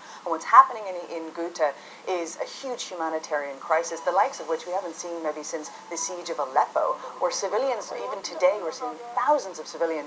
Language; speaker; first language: English; native; English